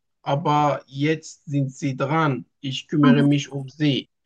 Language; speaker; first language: German; non-native, learner; Turkish